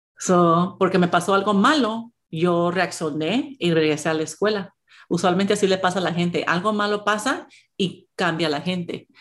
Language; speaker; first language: Spanish; early bilingual, heritage; Spanish